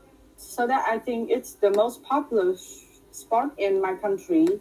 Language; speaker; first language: English; non-native, fluent; Vietnamese